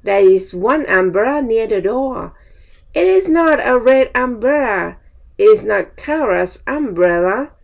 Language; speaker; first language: English; non-native, fluent; Thai